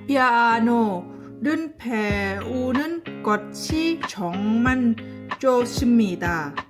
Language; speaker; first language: Korean; non-native, learner; Lao